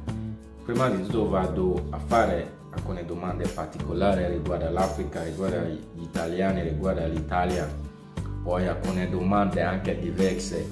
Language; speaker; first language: Italian; non-native, fluent; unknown